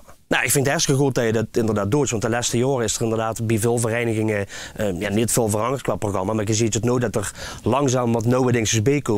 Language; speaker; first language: Dutch; native; Dutch